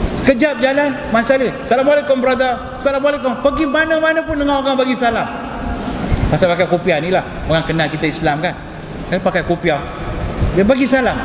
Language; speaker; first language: Malay; non-native, local second language; Tamil